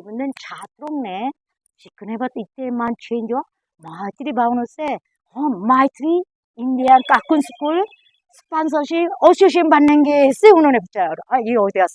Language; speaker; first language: Hindi; non-native, learner; Korean